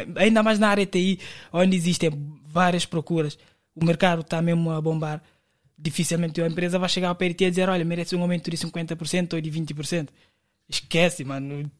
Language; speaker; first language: Portuguese; non-native, local second language; Kabuverdianu